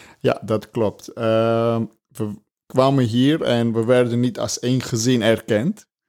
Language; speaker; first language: Dutch; early bilingual, other home language; Armenian